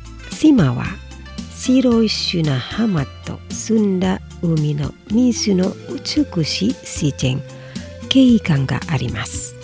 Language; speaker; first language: Japanese; non-native, fluent; Indonesian